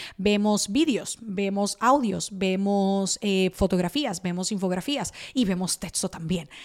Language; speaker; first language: Spanish; early bilingual, other home language; Italian